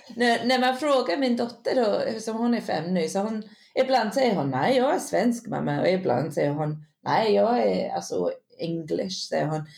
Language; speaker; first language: Swedish; non-native, fluent; English